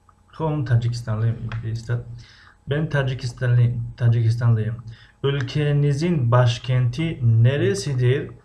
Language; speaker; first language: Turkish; non-native, fluent; Tajik